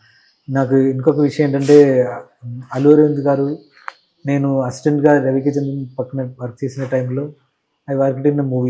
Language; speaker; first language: Telugu; non-native, learner; Malayalam